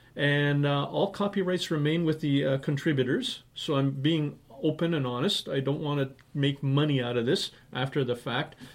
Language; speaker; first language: English; native; English